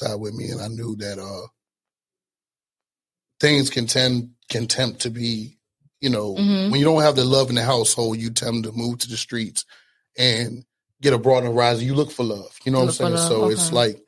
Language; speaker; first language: English; native; English